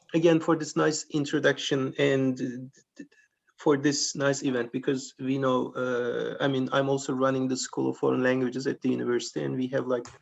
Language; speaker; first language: English; non-native, fluent; Turkish